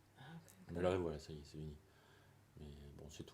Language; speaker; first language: French; native; French